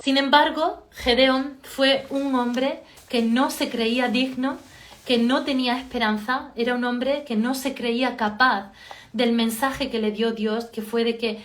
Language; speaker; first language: Spanish; native; Spanish